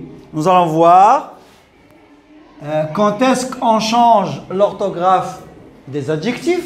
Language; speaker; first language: French; non-native, local second language; Arabic